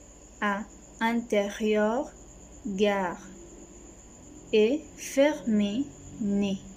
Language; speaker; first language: French; non-native, learner; Spanish